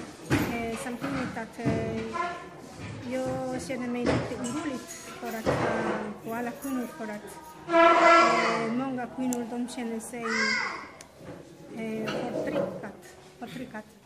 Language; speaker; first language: Swedish; non-native, learner; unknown